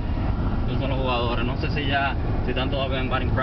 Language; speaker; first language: Spanish; native; Spanish